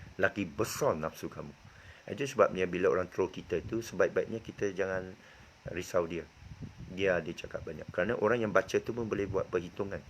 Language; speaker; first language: Malay; non-native, local second language; Chinese